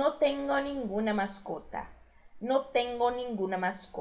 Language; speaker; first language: Spanish; non-native, fluent; Portuguese